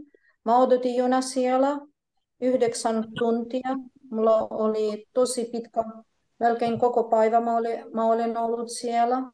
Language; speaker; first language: Finnish; non-native, fluent; Polish